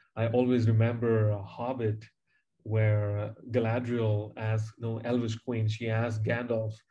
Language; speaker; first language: English; non-native, local second language; Tamil